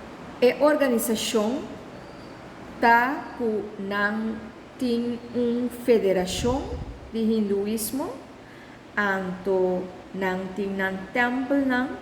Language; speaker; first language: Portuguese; non-native, learner; Papiamento